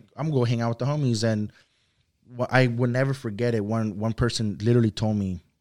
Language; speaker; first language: English; early bilingual, other home language; Spanish